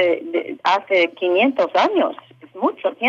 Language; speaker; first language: Spanish; early bilingual, heritage; English